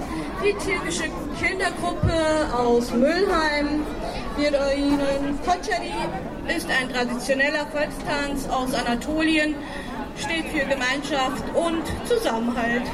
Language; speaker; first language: German; early bilingual, other home language; Turkish